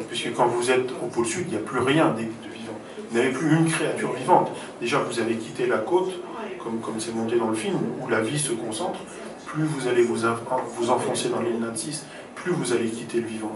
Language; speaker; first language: French; native; French